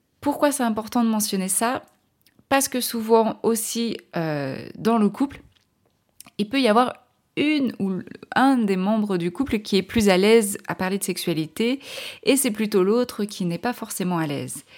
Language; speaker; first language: French; native; French